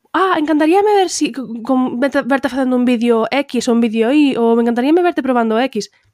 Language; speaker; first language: Galician; non-native, local second language; Spanish